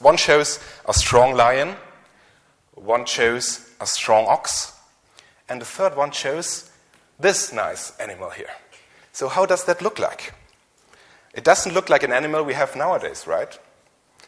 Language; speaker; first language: English; non-native, fluent; German